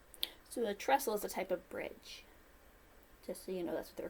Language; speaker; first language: English; native; English